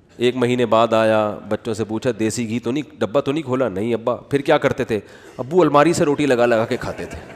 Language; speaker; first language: Urdu; native; Urdu